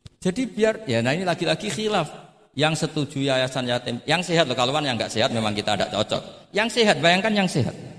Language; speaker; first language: Indonesian; non-native, local second language; Javanese